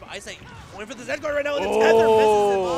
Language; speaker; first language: English; native; English